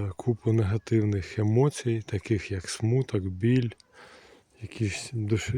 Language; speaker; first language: Ukrainian; non-native, local second language; Russian